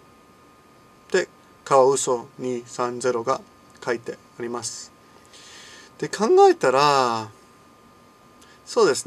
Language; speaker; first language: Japanese; non-native, fluent; English